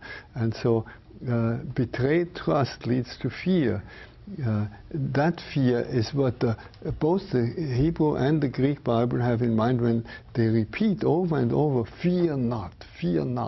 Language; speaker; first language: English; non-native, fluent; German